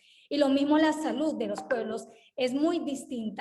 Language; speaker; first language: Spanish; native; Spanish